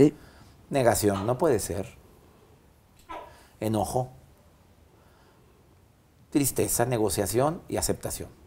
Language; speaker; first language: Spanish; native; Spanish